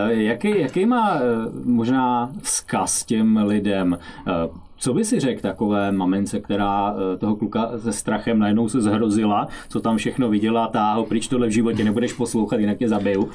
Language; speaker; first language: Czech; native; Czech